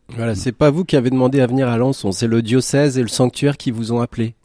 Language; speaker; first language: French; native; French